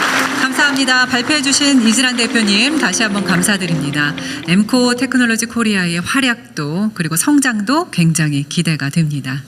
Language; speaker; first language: Korean; native; Korean